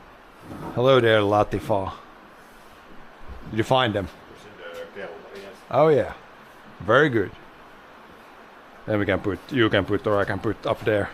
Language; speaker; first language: English; non-native, fluent; Swedish